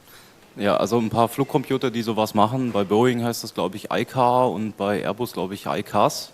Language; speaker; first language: German; native; German